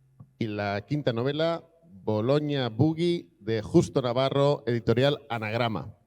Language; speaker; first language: Spanish; native; Spanish